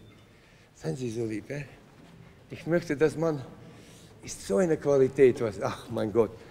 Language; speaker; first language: German; non-native, fluent; Latvian